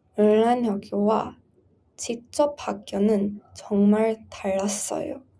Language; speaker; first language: Korean; non-native, learner; English